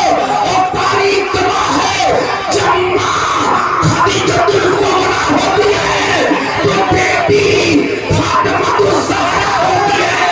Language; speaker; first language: Urdu; native; Urdu